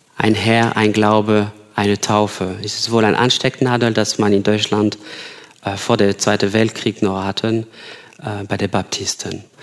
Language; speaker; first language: German; non-native, fluent; French